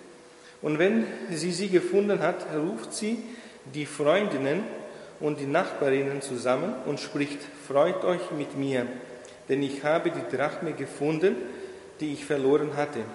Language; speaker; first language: German; non-native, fluent; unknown